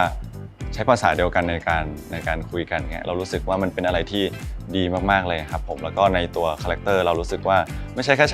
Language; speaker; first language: Thai; native; Thai